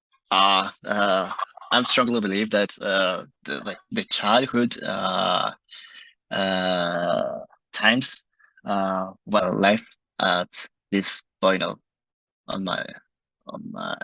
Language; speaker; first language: English; non-native, learner; Spanish